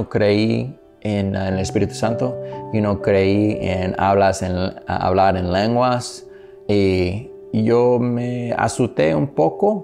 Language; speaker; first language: Spanish; non-native, learner; English